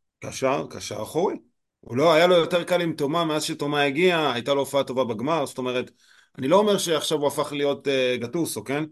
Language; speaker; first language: Hebrew; native; Hebrew